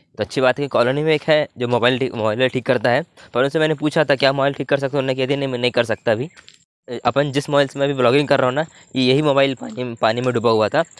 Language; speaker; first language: Hindi; native; Hindi